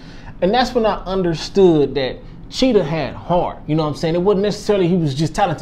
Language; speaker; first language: English; native; English